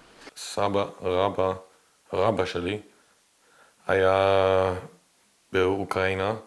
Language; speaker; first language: Hebrew; early bilingual, heritage; English